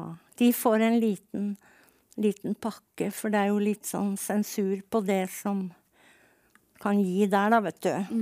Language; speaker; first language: Norwegian; native; Norwegian